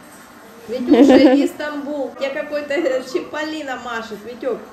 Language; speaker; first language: Russian; native; Russian